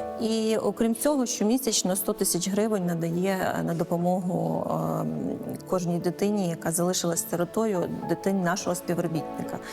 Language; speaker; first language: Ukrainian; native; Ukrainian